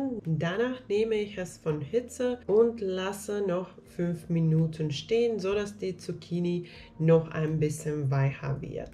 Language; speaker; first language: German; non-native, fluent; Finnish